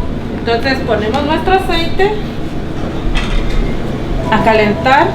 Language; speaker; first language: Spanish; native; Spanish